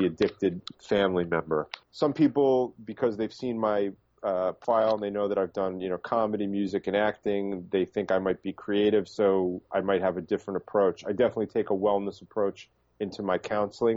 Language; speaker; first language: English; native; English